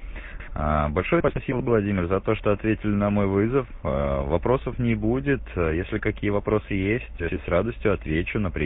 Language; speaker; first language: Russian; native; Russian